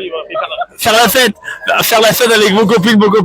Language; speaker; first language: French; native; French